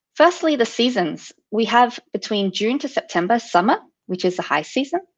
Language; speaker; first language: English; native; English